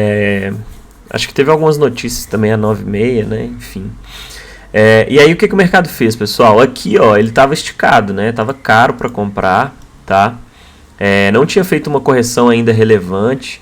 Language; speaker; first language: Portuguese; native; Portuguese